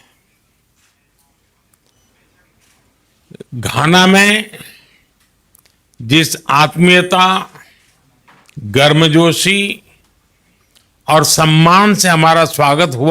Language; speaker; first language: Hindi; non-native, local second language; Gujarati